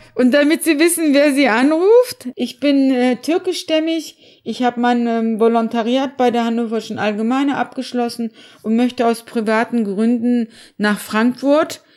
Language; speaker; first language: German; early bilingual, other home language; Turkish